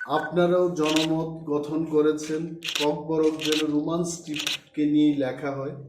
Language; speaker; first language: Bangla; non-native, local second language; Kok Borok